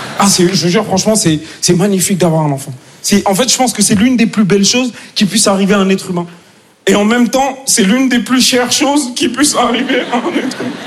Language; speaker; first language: French; native; French